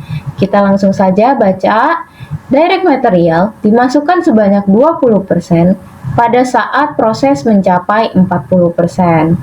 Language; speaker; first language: Indonesian; native; Indonesian